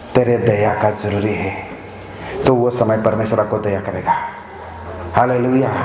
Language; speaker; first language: Hindi; non-native, local second language; Assamese